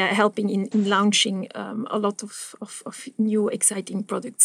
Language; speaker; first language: English; non-native, fluent; Dutch